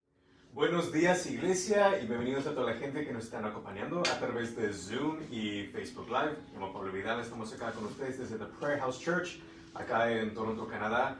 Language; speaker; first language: Spanish; early bilingual, heritage; Spanish